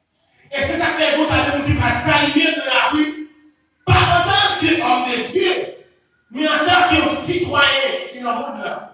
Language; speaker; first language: French; non-native, local second language; Haitian Creole